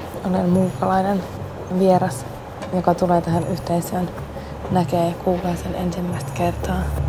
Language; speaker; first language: Finnish; native; Finnish